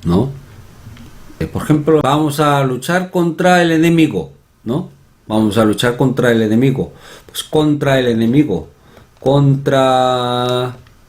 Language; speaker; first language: Spanish; non-native, fluent; Korean